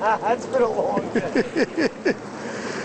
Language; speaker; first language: English; native; English